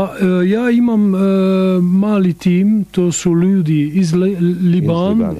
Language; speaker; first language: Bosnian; non-native, learner; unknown